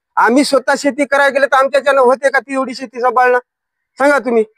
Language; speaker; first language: Marathi; native; Marathi